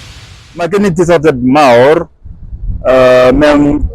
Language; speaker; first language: Welsh; non-native, fluent; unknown